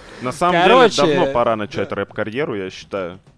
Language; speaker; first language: Russian; native; Russian